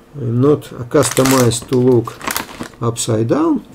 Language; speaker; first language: English; non-native, fluent; Russian